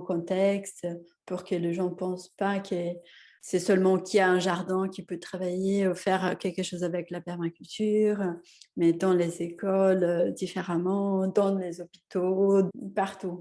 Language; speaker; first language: French; non-native, fluent; Portuguese